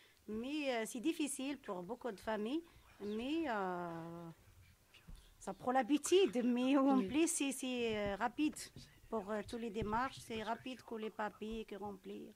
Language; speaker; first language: French; non-native, local second language; Arabic